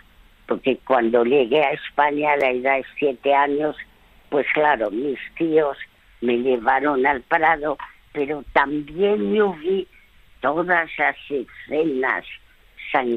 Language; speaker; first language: Spanish; early bilingual, other home language; French